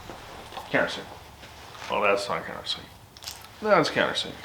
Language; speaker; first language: English; native; English